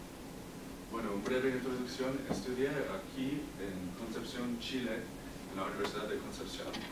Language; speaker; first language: Spanish; non-native, learner; English